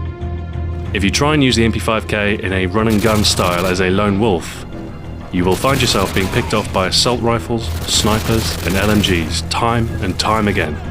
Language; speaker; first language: English; native; English